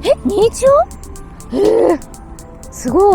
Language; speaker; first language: Japanese; native; Japanese